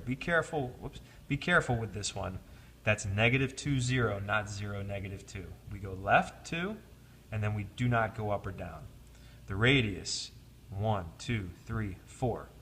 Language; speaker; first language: English; native; English